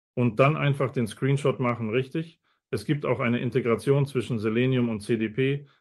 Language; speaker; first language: German; non-native, fluent; Spanish